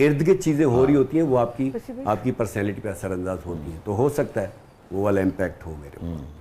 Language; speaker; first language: Urdu; non-native, local second language; Punjabi